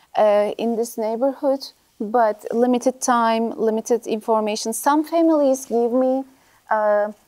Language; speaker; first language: English; non-native, learner; Turkish